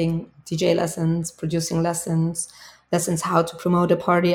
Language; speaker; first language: English; non-native, fluent; German